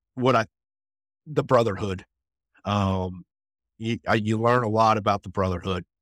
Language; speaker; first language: English; native; English